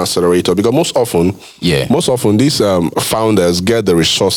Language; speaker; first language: English; non-native, local second language; Yoruba